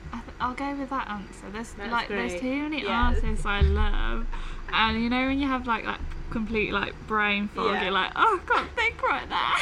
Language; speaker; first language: English; native; English